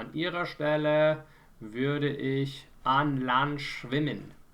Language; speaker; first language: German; non-native, fluent; English